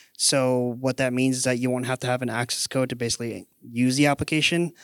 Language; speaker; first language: English; native; English